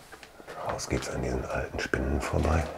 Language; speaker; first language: German; native; German